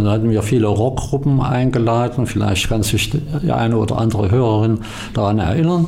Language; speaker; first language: German; native; German